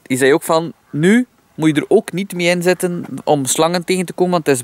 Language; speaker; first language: Dutch; native; Dutch